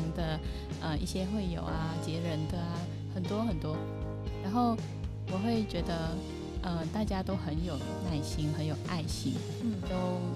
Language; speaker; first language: Chinese; non-native, fluent; Spanish